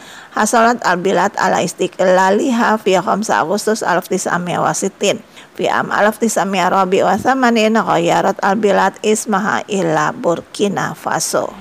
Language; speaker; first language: Arabic; non-native, fluent; Indonesian